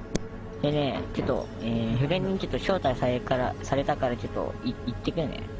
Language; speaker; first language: Japanese; native; Japanese